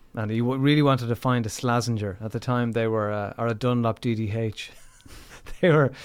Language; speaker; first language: English; native; English